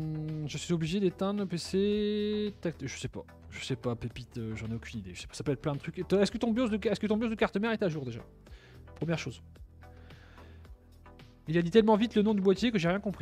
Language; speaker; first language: French; native; French